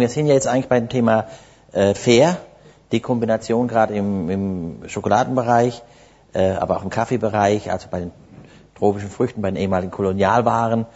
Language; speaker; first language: German; native; German